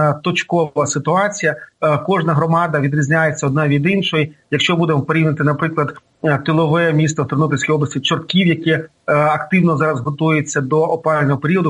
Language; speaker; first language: Ukrainian; native; Ukrainian